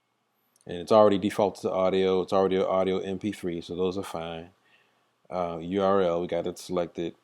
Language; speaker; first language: English; native; English